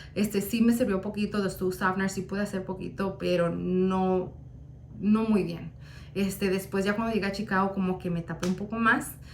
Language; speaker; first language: Spanish; early bilingual, heritage; Spanish